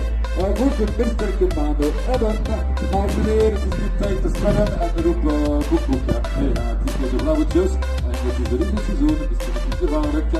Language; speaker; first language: Dutch; non-native, local second language; French